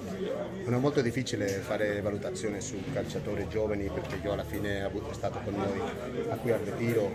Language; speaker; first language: Italian; non-native, fluent; Spanish